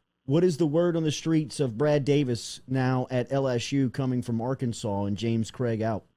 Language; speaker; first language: English; native; English